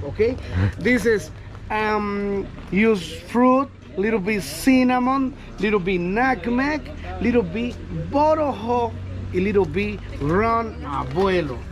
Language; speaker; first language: English; non-native, learner; Spanish